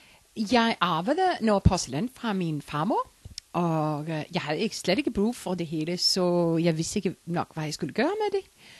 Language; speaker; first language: Danish; non-native, learner; Icelandic